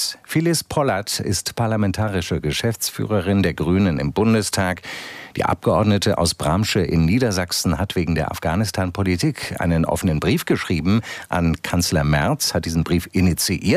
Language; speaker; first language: German; native; German